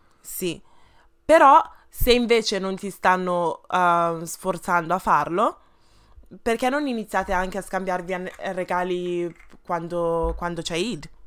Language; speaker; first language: Italian; early bilingual, other home language; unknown